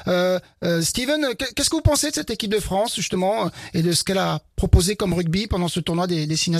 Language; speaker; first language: French; native; French